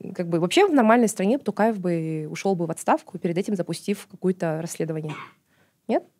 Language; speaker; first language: Russian; non-native, local second language; Kazakh